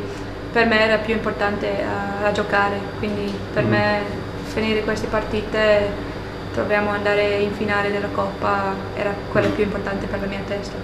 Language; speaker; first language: Italian; non-native, fluent; English